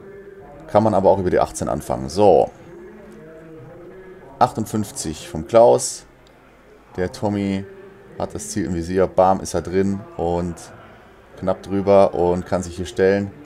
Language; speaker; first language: German; native; German